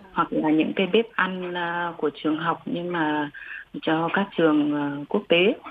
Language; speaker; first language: Vietnamese; non-native, local second language; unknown